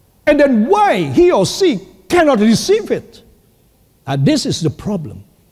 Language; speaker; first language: English; non-native, fluent; Indonesian